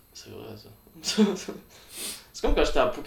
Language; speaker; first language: French; native; French